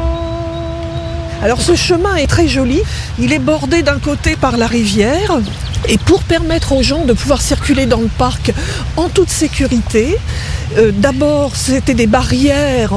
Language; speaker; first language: French; native; French